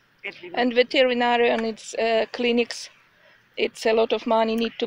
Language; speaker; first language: English; non-native, learner; Russian